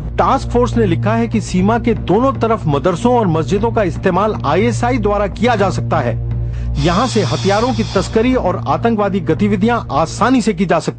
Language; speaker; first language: Hindi; native; Hindi